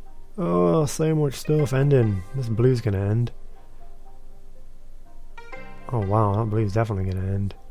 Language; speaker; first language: English; native; English